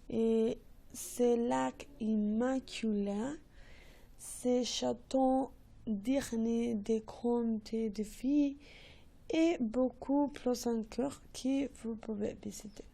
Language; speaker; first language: French; non-native, learner; Spanish